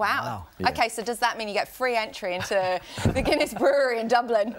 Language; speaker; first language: English; native; English